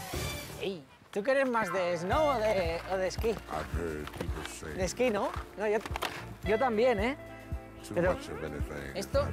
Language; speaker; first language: Spanish; native; Spanish